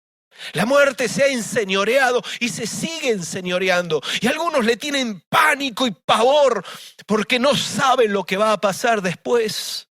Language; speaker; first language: Spanish; native; Spanish